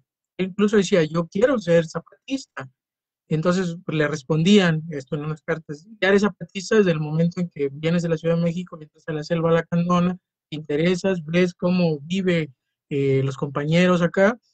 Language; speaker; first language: Spanish; native; Spanish